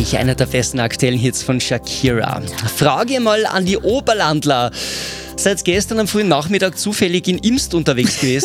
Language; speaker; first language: German; native; German